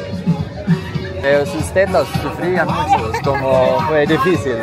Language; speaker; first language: Spanish; non-native, fluent; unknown